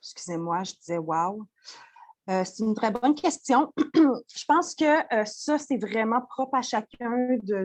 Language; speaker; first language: French; native; French